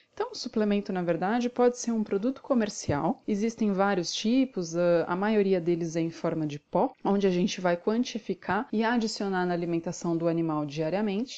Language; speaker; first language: Portuguese; native; Portuguese